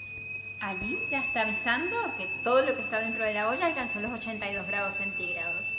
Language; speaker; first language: Spanish; native; Spanish